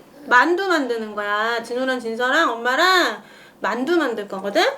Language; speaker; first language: Korean; native; Korean